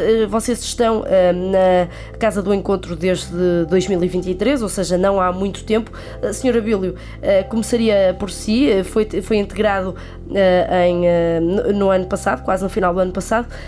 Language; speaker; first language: Portuguese; native; Portuguese